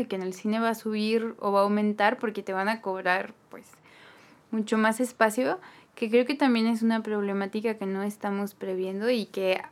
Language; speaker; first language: Spanish; native; Spanish